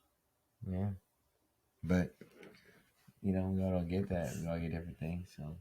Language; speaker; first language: English; native; English